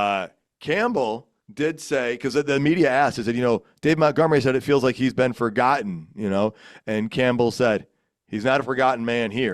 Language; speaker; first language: English; native; English